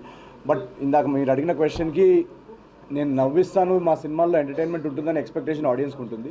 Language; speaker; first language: Telugu; native; Telugu